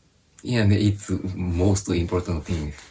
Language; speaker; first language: English; non-native, fluent; Japanese